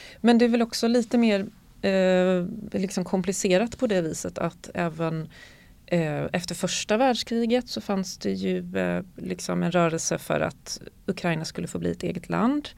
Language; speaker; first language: Swedish; native; Swedish